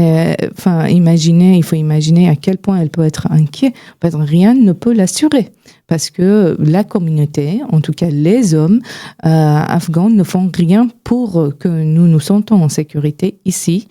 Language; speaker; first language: French; non-native, fluent; Persian